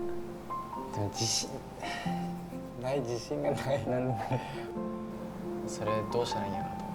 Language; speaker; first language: Japanese; native; Japanese